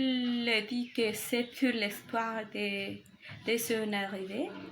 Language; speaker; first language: French; non-native, learner; Spanish